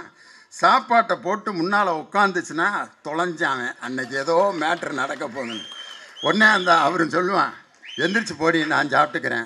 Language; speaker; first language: Tamil; native; Tamil